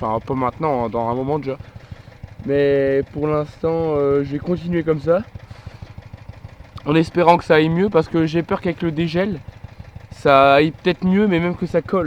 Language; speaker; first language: French; native; French